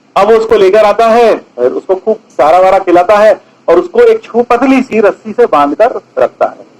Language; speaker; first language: Hindi; native; Hindi